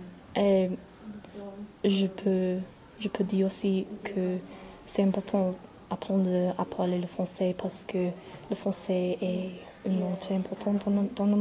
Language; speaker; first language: French; non-native, learner; English